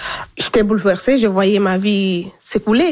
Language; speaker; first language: French; non-native, local second language; Fula